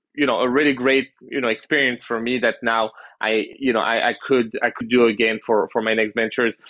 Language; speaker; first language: English; early bilingual, other home language; French